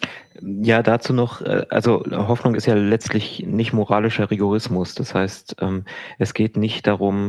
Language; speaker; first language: German; native; German